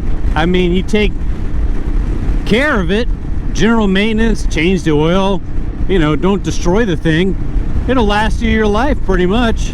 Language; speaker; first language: English; native; English